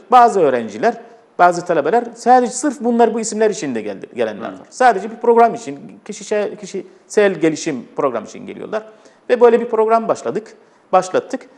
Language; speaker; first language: Turkish; non-native, fluent; Arabic